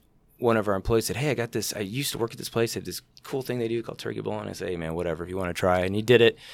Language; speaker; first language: English; native; English